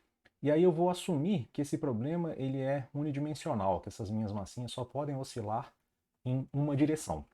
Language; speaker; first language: Portuguese; native; Portuguese